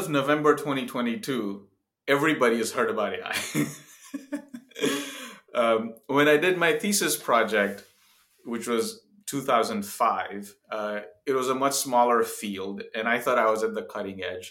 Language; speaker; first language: English; non-native, local second language; Gujarati